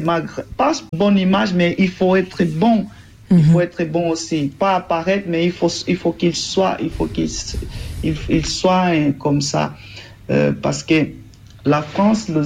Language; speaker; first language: French; non-native, learner; Portuguese